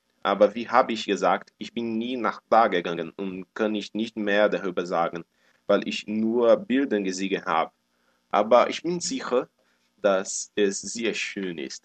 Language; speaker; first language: German; non-native, learner; Portuguese